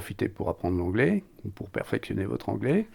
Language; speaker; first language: French; native; French